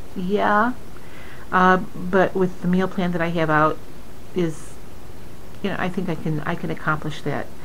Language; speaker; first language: English; native; English